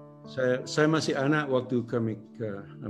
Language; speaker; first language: Indonesian; non-native, local second language; English